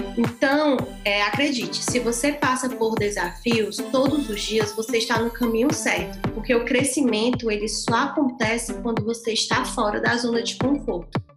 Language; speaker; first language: Portuguese; native; Portuguese